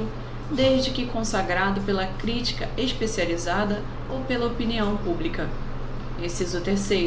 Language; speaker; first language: Portuguese; native; Portuguese